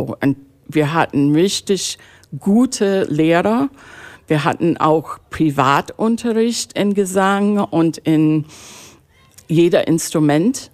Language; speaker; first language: German; non-native, fluent; English